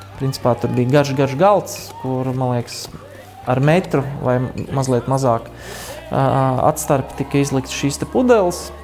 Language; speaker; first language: Latvian; native; Latvian